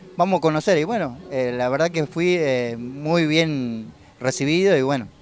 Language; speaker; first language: Spanish; native; Spanish